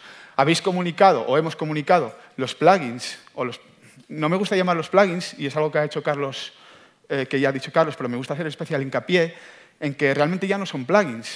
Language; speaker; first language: Spanish; native; Spanish